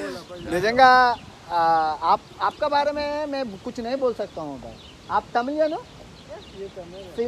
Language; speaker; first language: Hindi; non-native, local second language; Telugu